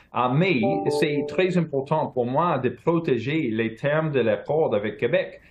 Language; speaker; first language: French; non-native, local second language; English